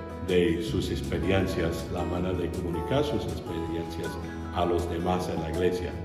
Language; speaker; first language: Spanish; non-native, fluent; English